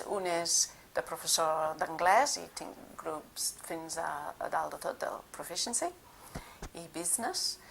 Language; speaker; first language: Catalan; non-native, fluent; English